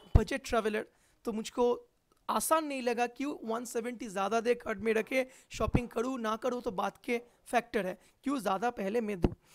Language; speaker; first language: Hindi; non-native, local second language; Bangla